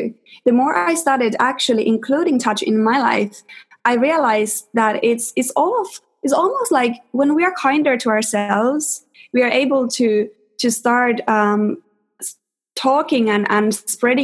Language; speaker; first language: English; non-native, fluent; Finnish